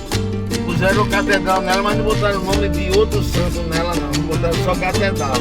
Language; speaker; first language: Portuguese; native; Portuguese